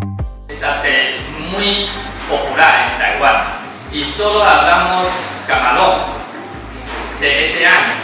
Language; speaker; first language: Spanish; non-native, fluent; Chinese